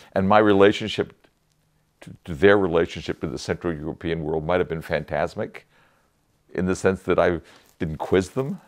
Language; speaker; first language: English; native; English